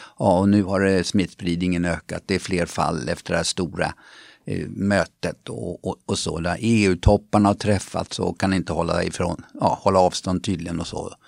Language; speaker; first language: Swedish; non-native, fluent; German